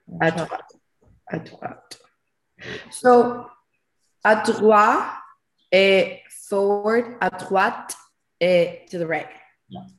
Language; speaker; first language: French; non-native, learner; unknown